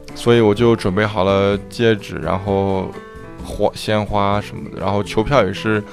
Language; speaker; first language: Chinese; native; Chinese